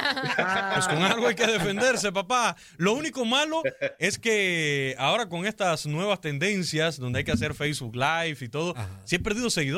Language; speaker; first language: Spanish; native; Spanish